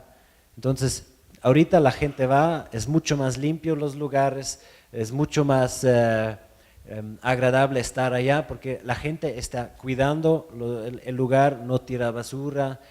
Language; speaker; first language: Spanish; non-native, fluent; German